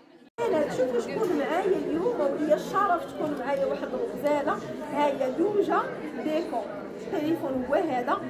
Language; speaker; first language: Arabic; native; Arabic